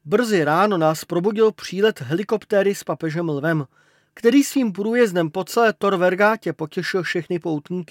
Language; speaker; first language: Czech; native; Czech